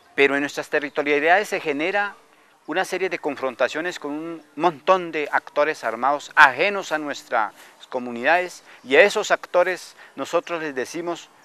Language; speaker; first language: Spanish; non-native, local second language; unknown